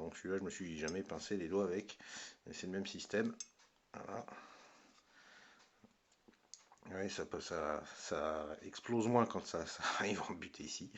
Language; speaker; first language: French; native; French